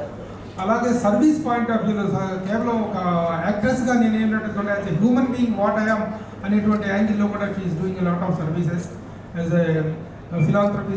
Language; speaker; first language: Telugu; native; Telugu